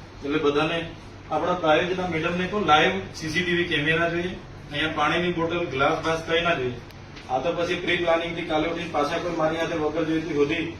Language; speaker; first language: Gujarati; non-native, local second language; Vasavi